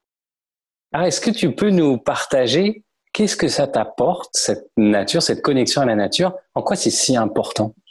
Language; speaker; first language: French; native; French